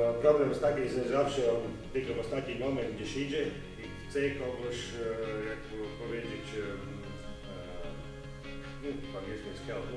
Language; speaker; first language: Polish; non-native, learner; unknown